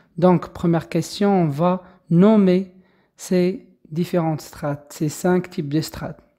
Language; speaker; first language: French; non-native, local second language; Arabic